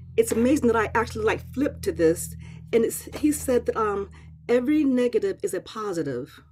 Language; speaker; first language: English; native; English